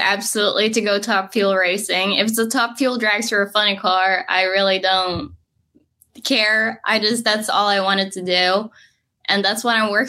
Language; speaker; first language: English; non-native, fluent; Norwegian